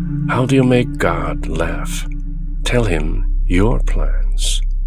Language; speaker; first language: English; non-native, fluent; Korean